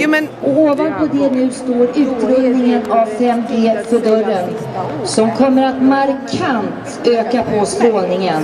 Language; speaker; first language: Swedish; native; Swedish